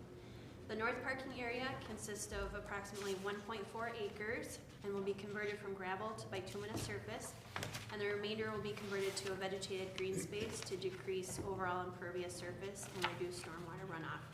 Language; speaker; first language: English; native; English